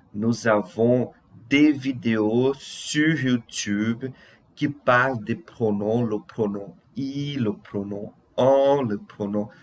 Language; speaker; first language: French; non-native, fluent; Portuguese